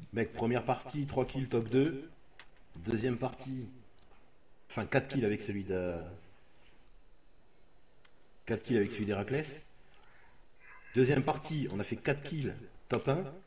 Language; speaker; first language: French; native; French